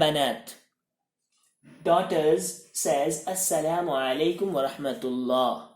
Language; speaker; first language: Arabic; non-native, fluent; Hindi